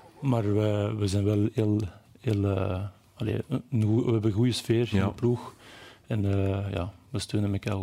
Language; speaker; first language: Dutch; non-native, local second language; French